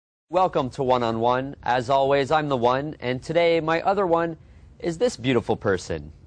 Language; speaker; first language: English; native; English